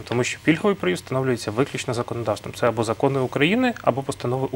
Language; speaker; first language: Ukrainian; native; Ukrainian